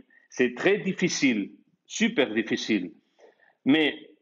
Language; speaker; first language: French; non-native, fluent; Spanish